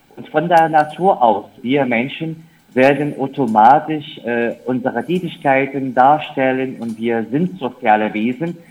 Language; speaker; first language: German; non-native, fluent; Arabic